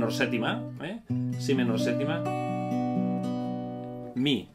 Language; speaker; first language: Spanish; native; Spanish